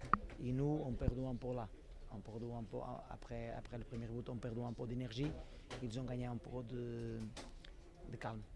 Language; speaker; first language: French; non-native, learner; Portuguese